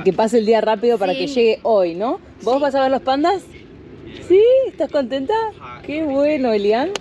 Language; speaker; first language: Spanish; native; Spanish